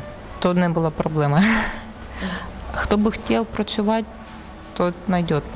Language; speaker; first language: Czech; non-native, learner; Ukrainian